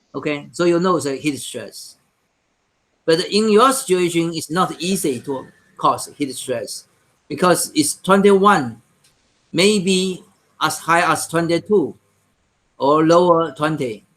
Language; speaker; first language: English; non-native, learner; Chinese